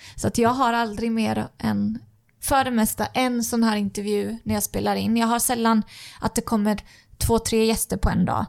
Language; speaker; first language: Swedish; native; Swedish